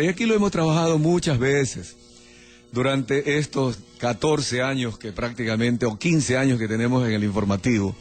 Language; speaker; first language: Spanish; native; Spanish